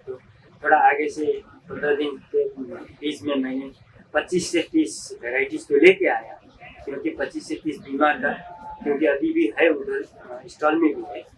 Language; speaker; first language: Hindi; non-native, local second language; Nepali